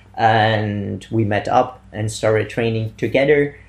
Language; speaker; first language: English; non-native, fluent; Italian